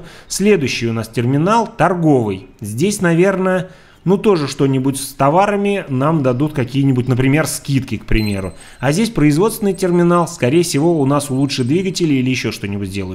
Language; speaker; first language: Russian; native; Russian